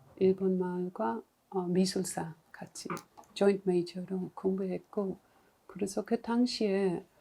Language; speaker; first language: Korean; non-native, fluent; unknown